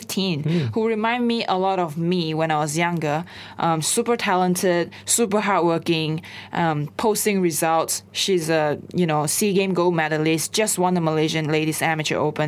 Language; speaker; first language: English; non-native, local second language; Chinese